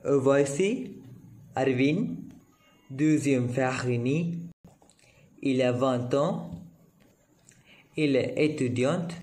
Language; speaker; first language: French; non-native, learner; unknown